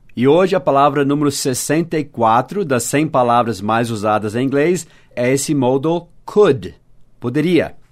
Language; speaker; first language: Portuguese; non-native, fluent; English